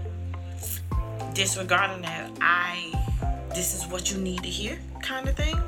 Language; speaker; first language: English; native; English